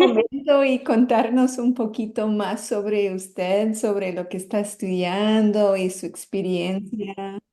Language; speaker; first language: Spanish; non-native, fluent; English